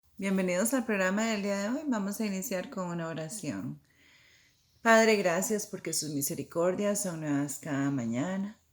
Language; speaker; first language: Spanish; native; Spanish